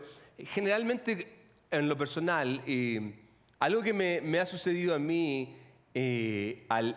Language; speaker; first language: Spanish; native; Spanish